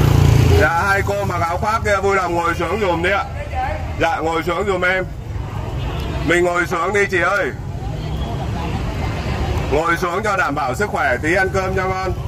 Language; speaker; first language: Vietnamese; native; Vietnamese